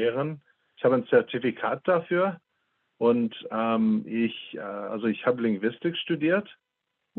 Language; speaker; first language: German; non-native, fluent; English